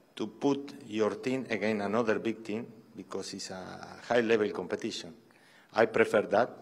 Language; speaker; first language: English; non-native, fluent; Spanish